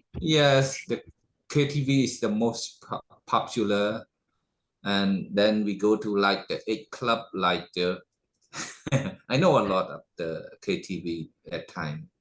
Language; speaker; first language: English; non-native, learner; Khmer